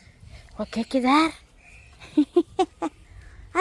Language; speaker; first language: Dutch; non-native, learner; Filipino